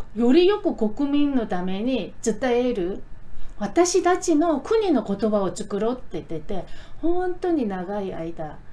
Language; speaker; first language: Japanese; non-native, fluent; Korean